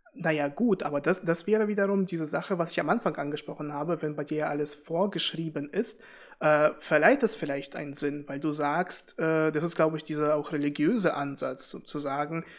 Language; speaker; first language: German; early bilingual, other home language; Russian